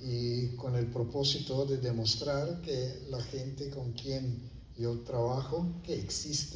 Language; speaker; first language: Spanish; non-native, fluent; Papiamento